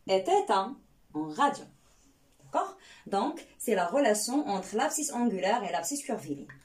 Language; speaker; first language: French; non-native, local second language; Arabic